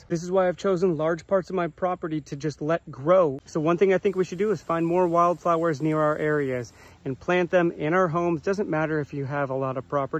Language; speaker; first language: English; native; English